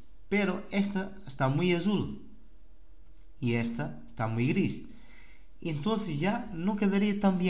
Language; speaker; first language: Portuguese; non-native, learner; Spanish